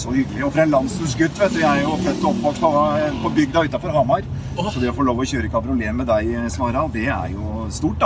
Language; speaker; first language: Norwegian; native; Norwegian